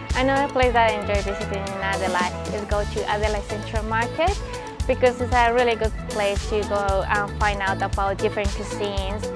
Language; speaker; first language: English; non-native, fluent; Spanish